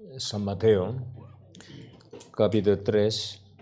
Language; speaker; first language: Spanish; non-native, learner; Korean